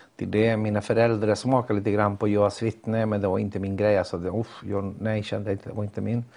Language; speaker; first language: Swedish; non-native, fluent; Spanish